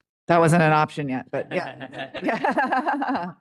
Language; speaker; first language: English; native; English